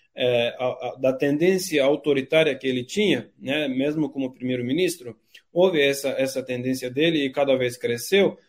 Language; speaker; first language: Portuguese; non-native, fluent; Turkish